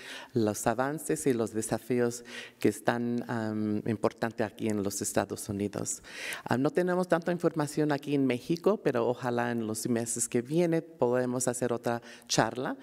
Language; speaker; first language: Spanish; early bilingual, heritage; Spanish